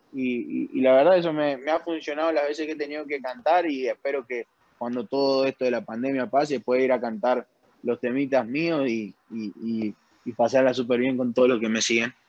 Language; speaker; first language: Spanish; native; Spanish